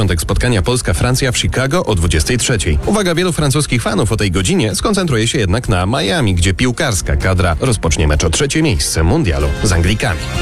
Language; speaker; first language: Polish; native; Polish